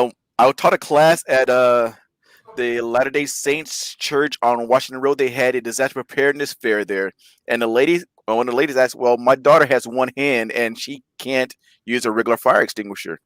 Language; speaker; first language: English; native; English